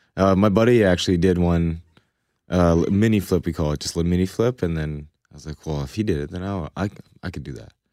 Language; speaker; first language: English; native; English